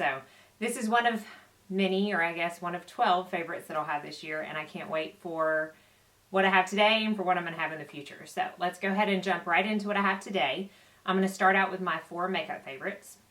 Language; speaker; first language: English; native; English